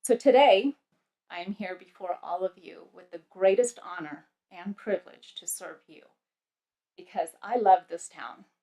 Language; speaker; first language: English; early bilingual, other home language; Punjabi